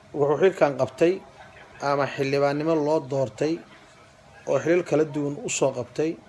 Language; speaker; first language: Somali; non-native, local second language; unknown